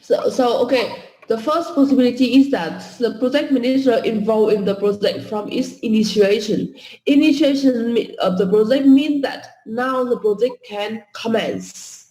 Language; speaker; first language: English; non-native, fluent; Vietnamese